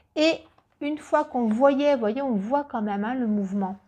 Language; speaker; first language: French; native; French